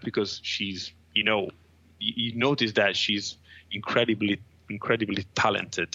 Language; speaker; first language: English; non-native, fluent; Italian